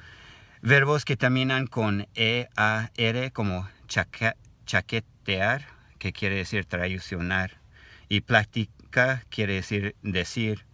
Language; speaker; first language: Spanish; non-native, learner; English